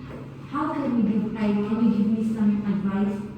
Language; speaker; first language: English; non-native, learner; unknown